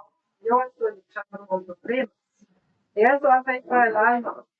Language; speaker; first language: Spanish; non-native, learner; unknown